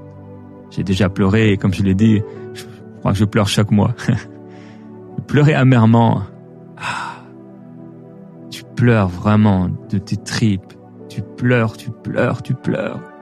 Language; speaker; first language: French; native; French